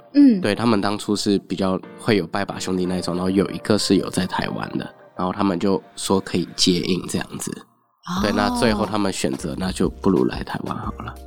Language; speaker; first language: Chinese; early bilingual, other home language; Burmese